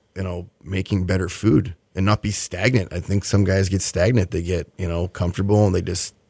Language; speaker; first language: English; native; English